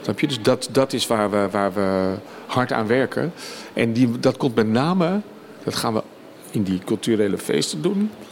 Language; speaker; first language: Dutch; native; Dutch